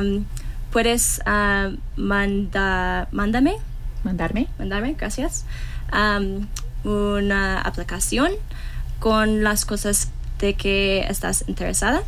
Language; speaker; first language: Spanish; non-native, learner; English